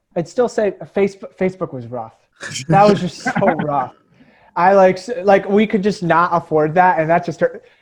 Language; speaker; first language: English; native; English